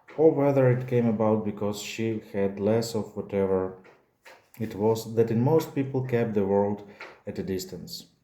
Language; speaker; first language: English; non-native, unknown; Ukrainian